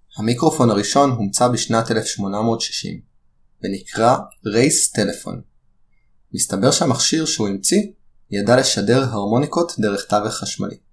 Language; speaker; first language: Hebrew; native; Hebrew